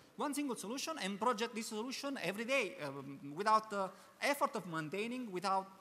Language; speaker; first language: English; non-native, learner; Italian